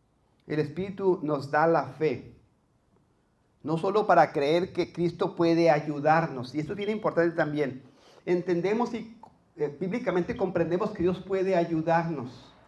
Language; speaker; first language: Spanish; native; Spanish